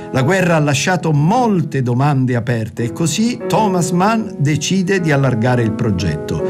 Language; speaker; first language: Italian; native; Italian